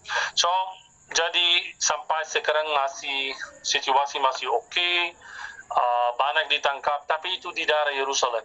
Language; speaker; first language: Indonesian; non-native, fluent; Arabic